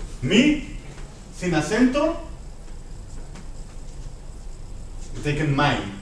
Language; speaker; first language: Dutch; non-native, fluent; Spanish